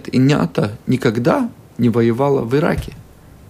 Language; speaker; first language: Russian; non-native, local second language; Latvian